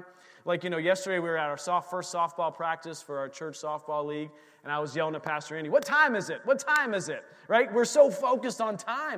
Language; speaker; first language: English; native; English